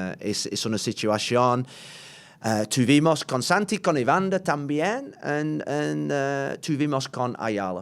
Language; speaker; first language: Spanish; non-native, learner; English